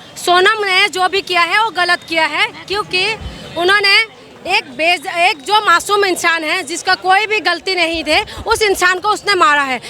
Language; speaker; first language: Hindi; non-native, local second language; Assamese